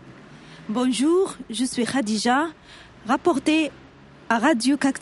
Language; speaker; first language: French; non-native, learner; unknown